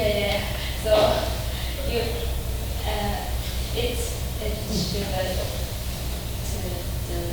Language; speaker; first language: English; non-native, learner; Chinese